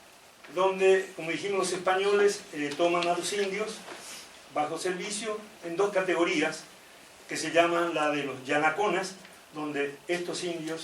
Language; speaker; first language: Spanish; native; Spanish